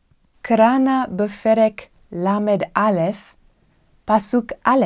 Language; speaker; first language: Hebrew; non-native, fluent; English